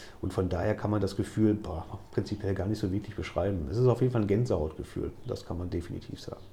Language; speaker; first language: German; native; German